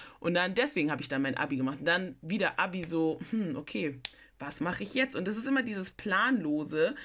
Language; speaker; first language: German; early bilingual, other home language; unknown